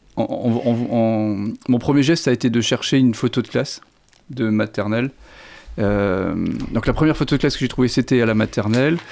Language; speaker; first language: French; non-native, local second language; German